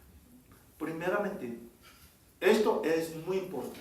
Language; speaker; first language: Spanish; non-native, learner; Korean